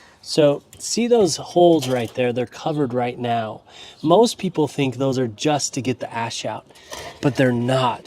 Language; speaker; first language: English; native; English